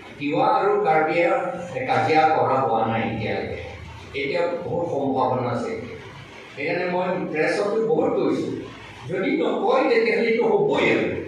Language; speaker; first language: Assamese; non-native, local second language; Karbi